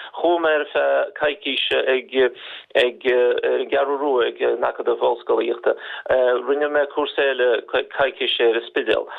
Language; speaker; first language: Irish; non-native, fluent; Russian